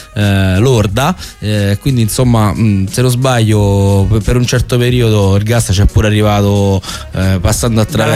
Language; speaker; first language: Italian; native; Italian